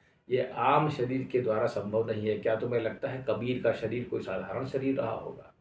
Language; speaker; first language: Hindi; native; Hindi